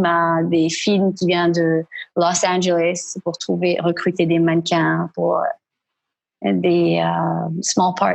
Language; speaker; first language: French; non-native, fluent; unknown